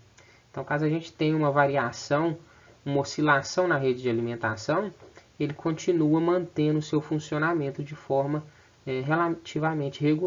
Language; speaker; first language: Portuguese; native; Portuguese